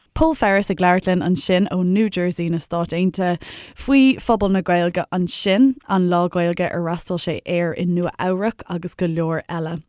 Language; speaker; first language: Irish; non-native, local second language; English